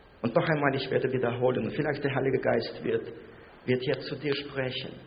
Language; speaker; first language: German; non-native, fluent; Russian